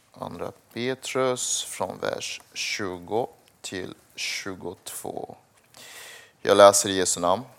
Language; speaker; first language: Swedish; early bilingual, other home language; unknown